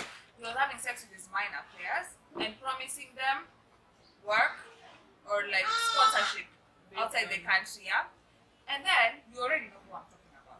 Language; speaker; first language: English; non-native, local second language; Swahili